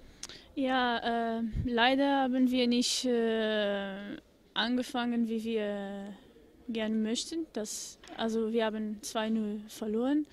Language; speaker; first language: German; non-native, fluent; Portuguese